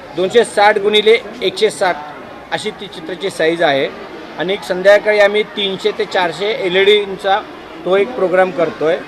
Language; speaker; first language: Marathi; non-native, local second language; Telugu